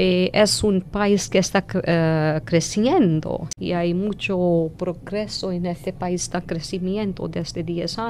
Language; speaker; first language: Spanish; non-native, fluent; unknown